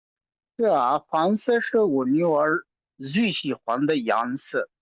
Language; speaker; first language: Chinese; non-native, learner; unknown